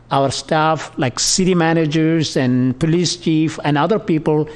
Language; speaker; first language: English; non-native, local second language; Tamil